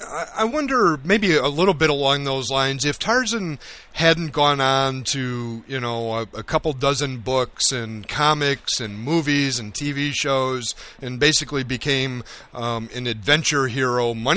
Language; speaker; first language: English; native; English